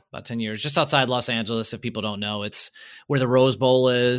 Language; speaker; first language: English; early bilingual, other home language; Polish